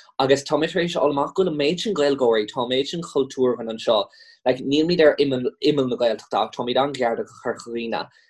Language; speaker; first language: Irish; non-native, local second language; English